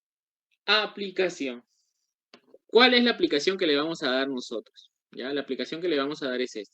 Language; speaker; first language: Spanish; native; Spanish